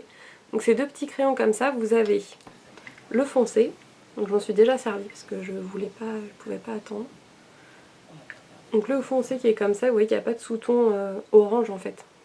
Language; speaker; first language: French; native; French